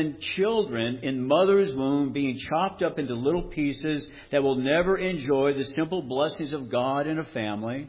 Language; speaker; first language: English; native; English